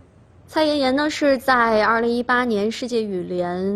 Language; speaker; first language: Chinese; native; Chinese